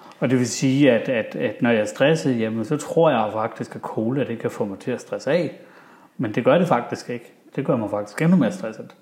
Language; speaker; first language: Danish; early bilingual, other home language; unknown